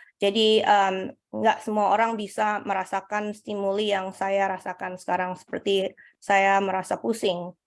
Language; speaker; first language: Indonesian; early bilingual, heritage; Indonesian